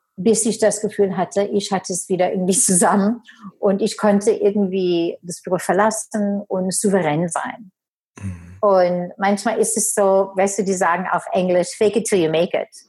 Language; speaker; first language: German; non-native, fluent; English